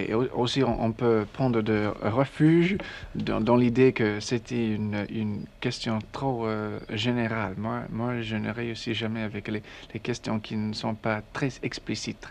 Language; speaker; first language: French; non-native, learner; English